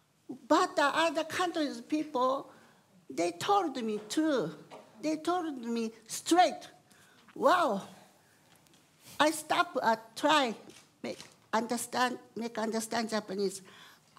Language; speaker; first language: English; non-native, learner; Japanese